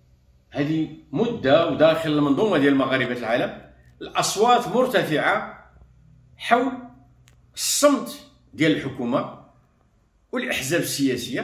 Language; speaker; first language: Arabic; native; Arabic